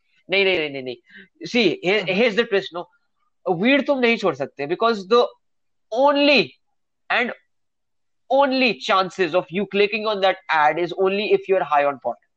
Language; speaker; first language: Hindi; native; Hindi